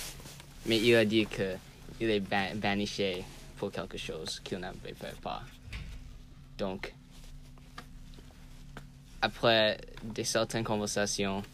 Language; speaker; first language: French; non-native, learner; English